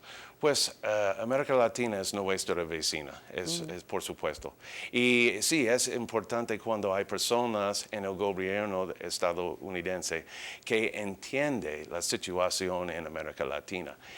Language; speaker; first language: Spanish; early bilingual, heritage; English